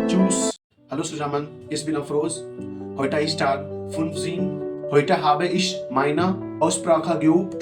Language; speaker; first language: German; non-native, learner; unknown